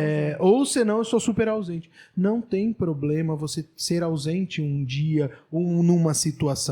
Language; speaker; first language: Portuguese; native; Portuguese